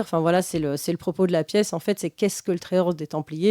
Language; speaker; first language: French; native; French